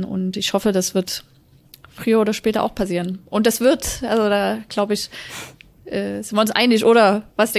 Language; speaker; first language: German; native; German